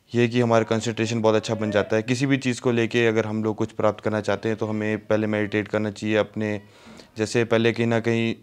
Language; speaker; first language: Hindi; native; Hindi